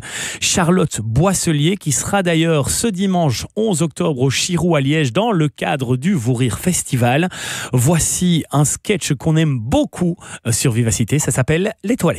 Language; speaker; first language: French; native; French